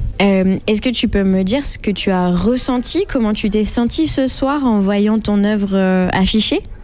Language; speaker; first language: French; native; French